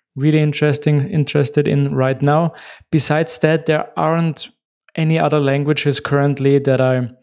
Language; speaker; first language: English; non-native, fluent; German